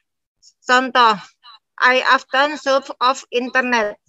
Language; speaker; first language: English; non-native, learner; Indonesian